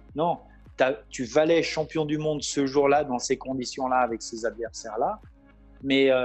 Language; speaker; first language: French; native; French